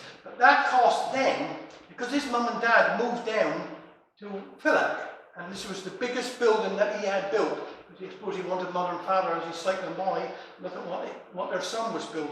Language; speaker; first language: English; native; English